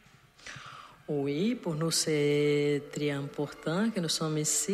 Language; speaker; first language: French; non-native, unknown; Portuguese